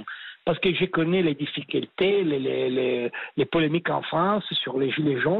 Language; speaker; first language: French; non-native, fluent; Italian